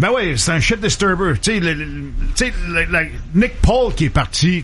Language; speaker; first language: French; native; French